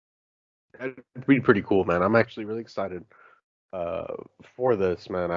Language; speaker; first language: English; native; English